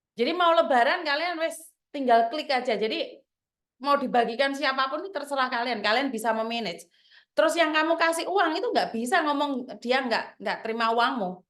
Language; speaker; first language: Indonesian; non-native, local second language; Javanese